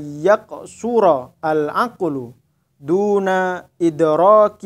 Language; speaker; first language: Arabic; non-native, fluent; Indonesian